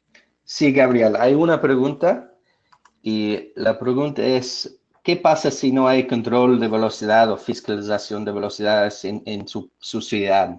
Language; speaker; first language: Spanish; non-native, fluent; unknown